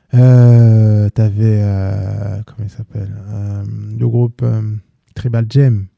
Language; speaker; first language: French; native; French